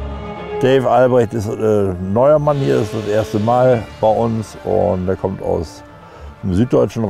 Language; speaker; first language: German; native; German